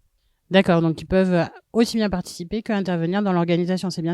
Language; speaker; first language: French; native; French